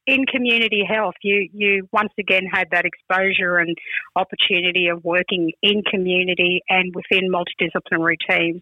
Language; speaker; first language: English; native; English